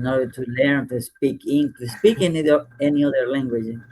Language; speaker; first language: English; non-native, fluent; Spanish